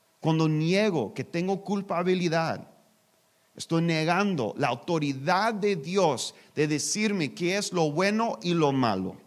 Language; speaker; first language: Spanish; non-native, learner; English